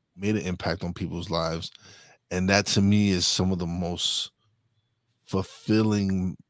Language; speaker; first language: English; native; English